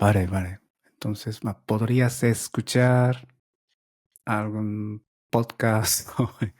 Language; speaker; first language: Spanish; non-native, fluent; Japanese